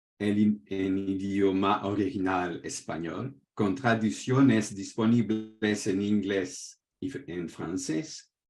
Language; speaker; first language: Spanish; non-native, fluent; French